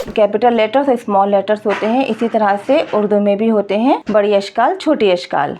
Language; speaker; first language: Urdu; native; Urdu